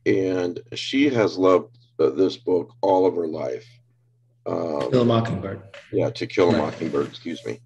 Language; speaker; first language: English; native; English